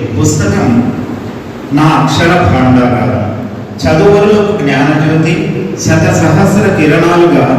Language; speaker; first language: Telugu; native; Telugu